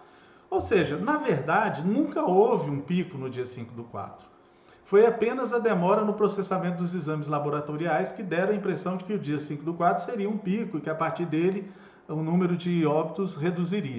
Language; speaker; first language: Portuguese; native; Portuguese